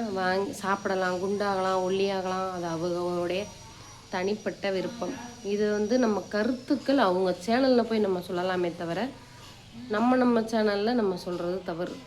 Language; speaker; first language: Tamil; native; Tamil